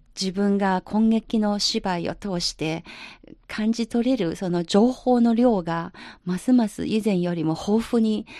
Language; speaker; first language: Japanese; non-native, fluent; Chinese